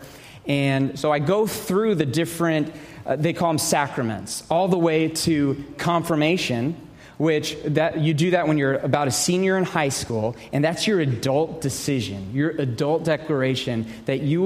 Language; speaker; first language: English; native; English